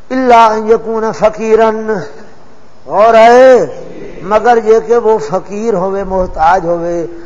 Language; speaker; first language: Urdu; non-native, local second language; Saraiki